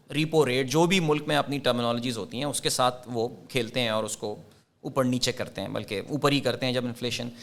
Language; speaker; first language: Urdu; native; Urdu